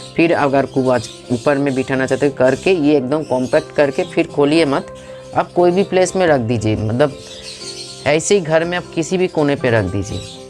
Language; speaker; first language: Hindi; non-native, local second language; Bangla